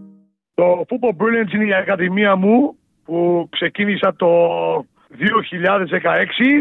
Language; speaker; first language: Greek; early bilingual, heritage; Greek